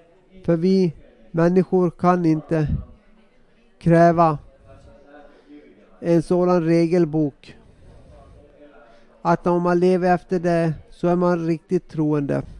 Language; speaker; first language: Swedish; non-native, local second language; Finnish